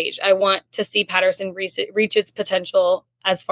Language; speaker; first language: English; native; English